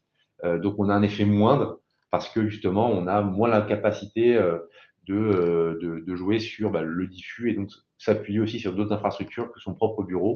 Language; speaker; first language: French; native; French